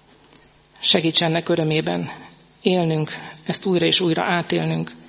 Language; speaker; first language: Hungarian; native; Hungarian